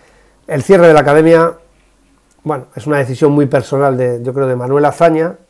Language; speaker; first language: Spanish; native; Spanish